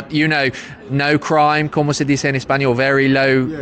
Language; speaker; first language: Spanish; non-native, learner; English